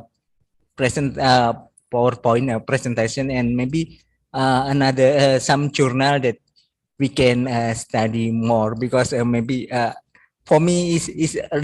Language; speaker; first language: English; non-native, learner; Indonesian